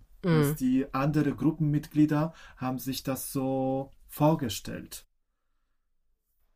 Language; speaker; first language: German; non-native, fluent; Polish